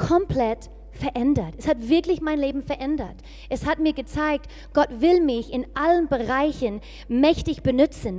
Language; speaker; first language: German; non-native, fluent; English